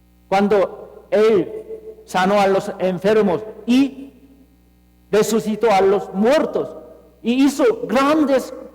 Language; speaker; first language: Spanish; non-native, fluent; Korean